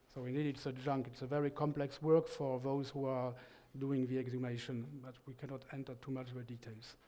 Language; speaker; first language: English; non-native, fluent; French